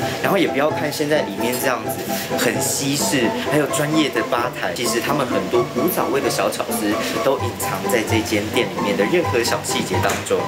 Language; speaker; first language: Chinese; native; Chinese